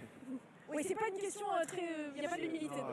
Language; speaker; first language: French; native; French